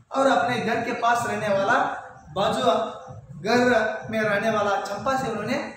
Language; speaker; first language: Hindi; non-native, local second language; Kannada